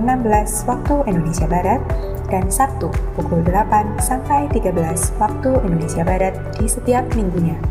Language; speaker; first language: Indonesian; native; Indonesian